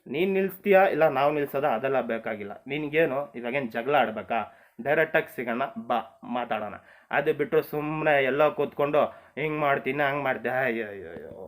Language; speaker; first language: Kannada; non-native, local second language; Marathi